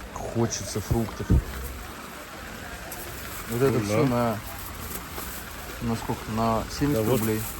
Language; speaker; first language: Russian; native; Russian